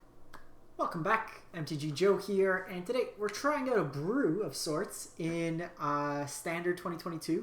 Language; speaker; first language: English; native; English